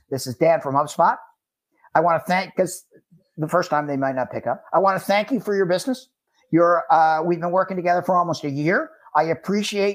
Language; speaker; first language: English; native; English